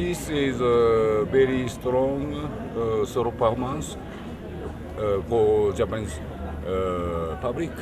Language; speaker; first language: English; non-native, learner; Japanese